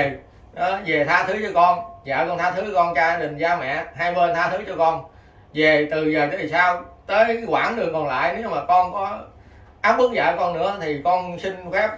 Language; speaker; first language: Vietnamese; native; Vietnamese